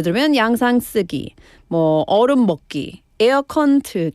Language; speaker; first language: Korean; non-native, learner; English